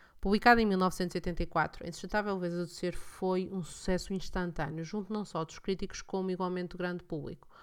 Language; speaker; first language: Portuguese; native; Portuguese